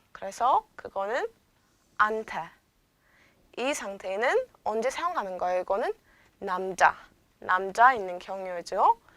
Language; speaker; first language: Korean; non-native, fluent; Amharic